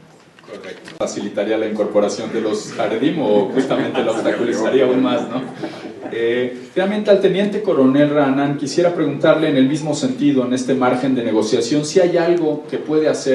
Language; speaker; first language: Spanish; native; Spanish